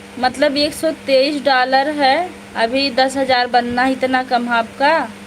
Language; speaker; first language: Hindi; native; Hindi